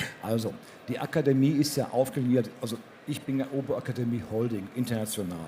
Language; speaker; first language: German; native; German